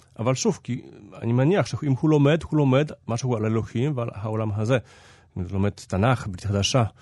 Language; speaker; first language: Hebrew; non-native, fluent; Polish